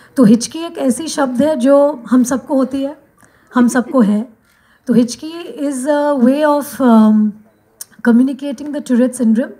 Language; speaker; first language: Hindi; non-native, local second language; Bangla